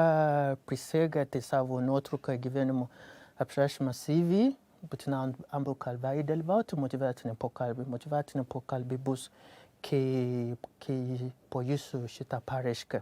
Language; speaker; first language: Lithuanian; non-native, learner; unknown